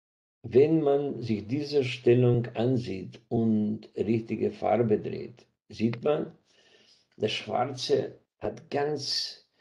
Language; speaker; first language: German; non-native, fluent; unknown